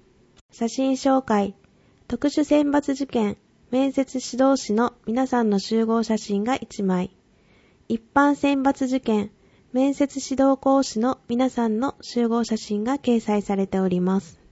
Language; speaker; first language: Japanese; native; Japanese